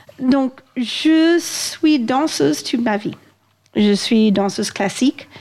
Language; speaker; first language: French; non-native, fluent; English